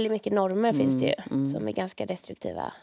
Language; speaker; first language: Swedish; native; Swedish